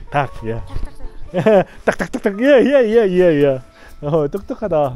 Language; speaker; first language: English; non-native, learner; Korean